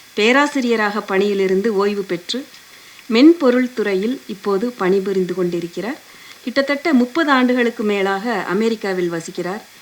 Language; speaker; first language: Tamil; non-native, local second language; Telugu